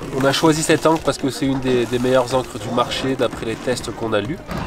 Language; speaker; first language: French; native; French